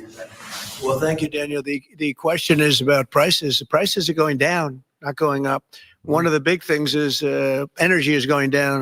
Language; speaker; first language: English; native; English